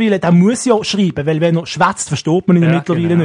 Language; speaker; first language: German; native; German